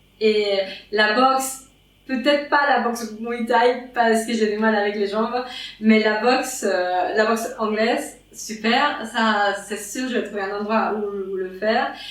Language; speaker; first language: French; non-native, fluent; Spanish